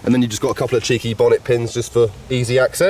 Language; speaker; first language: English; native; English